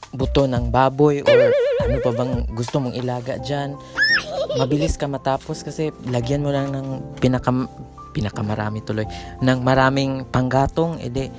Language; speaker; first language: Filipino; non-native, local second language; Cebuano